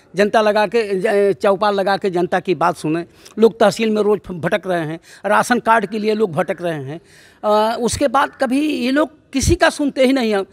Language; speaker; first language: Hindi; native; Hindi